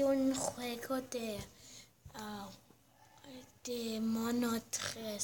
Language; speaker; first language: Spanish; early bilingual, heritage; Spanish